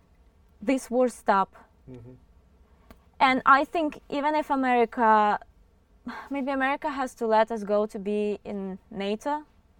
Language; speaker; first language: English; non-native, fluent; Ukrainian